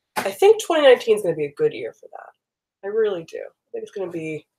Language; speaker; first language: English; native; English